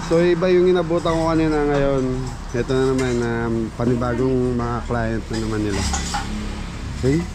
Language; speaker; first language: Filipino; native; Filipino